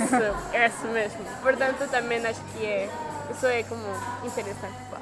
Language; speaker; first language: Portuguese; non-native, learner; Spanish